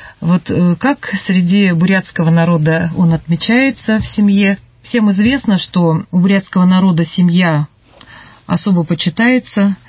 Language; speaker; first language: Russian; native; Russian